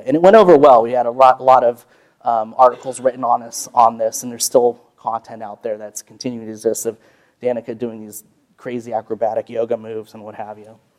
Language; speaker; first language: English; native; English